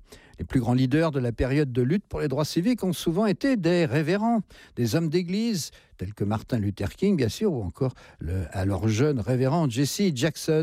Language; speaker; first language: French; native; French